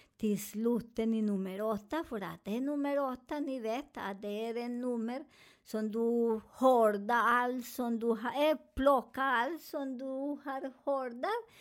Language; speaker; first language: Swedish; non-native, learner; Spanish